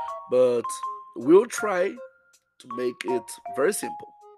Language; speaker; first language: English; non-native, fluent; Portuguese